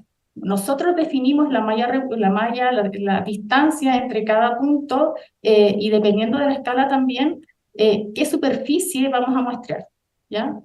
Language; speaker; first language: Spanish; native; Spanish